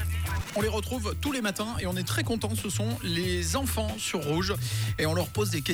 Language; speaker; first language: French; native; French